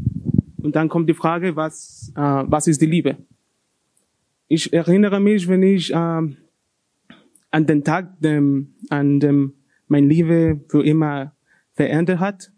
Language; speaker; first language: German; non-native, learner; Spanish